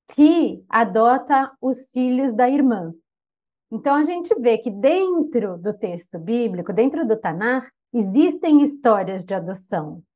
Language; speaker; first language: Portuguese; native; Portuguese